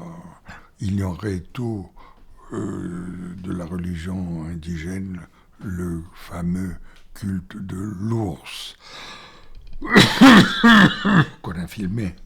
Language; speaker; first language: French; non-native, fluent; Bulgarian